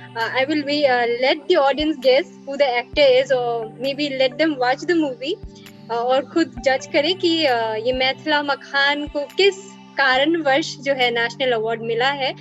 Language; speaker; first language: Hindi; native; Hindi